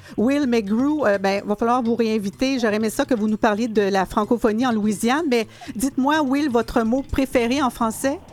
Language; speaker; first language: French; native; French